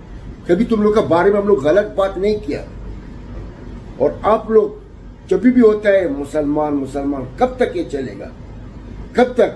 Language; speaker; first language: Hindi; non-native, fluent; Arabic